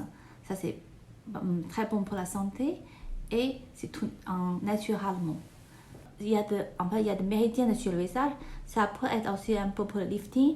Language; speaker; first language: French; non-native, learner; Chinese